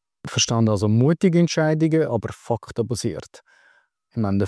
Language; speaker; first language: German; native; German